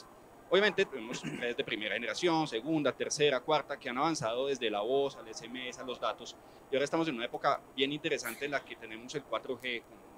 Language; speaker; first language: Spanish; native; Spanish